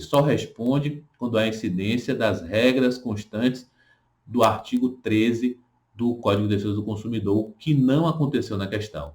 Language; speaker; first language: Portuguese; native; Portuguese